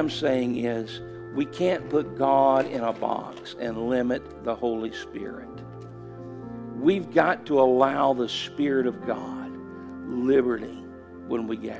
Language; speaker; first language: English; native; English